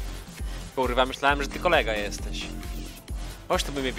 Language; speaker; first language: Polish; native; Polish